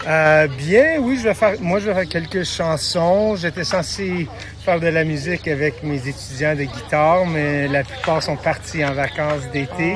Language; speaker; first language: French; non-native, local second language; English